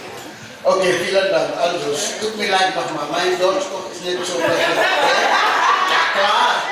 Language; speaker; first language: German; non-native, learner; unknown